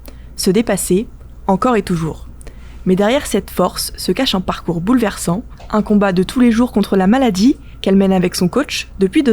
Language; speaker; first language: French; native; French